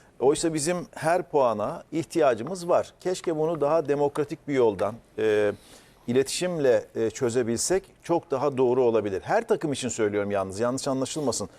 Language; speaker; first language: Turkish; native; Turkish